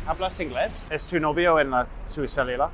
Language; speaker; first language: Spanish; non-native, learner; English